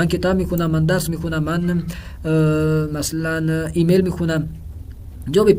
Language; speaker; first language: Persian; non-native, fluent; Urdu